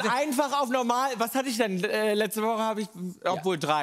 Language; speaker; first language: German; native; German